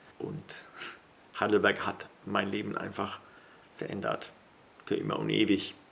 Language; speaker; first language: German; non-native, fluent; Italian